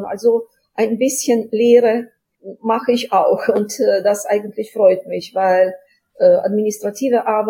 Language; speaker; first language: German; non-native, fluent; Ukrainian